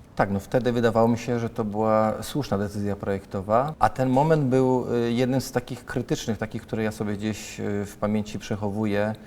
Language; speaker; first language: Polish; native; Polish